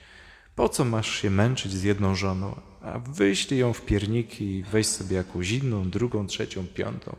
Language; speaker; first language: Polish; native; Polish